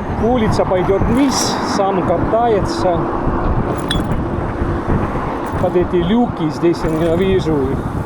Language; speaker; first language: Russian; non-native, local second language; Estonian